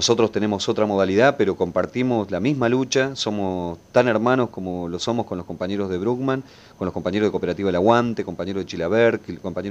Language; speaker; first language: Spanish; native; Spanish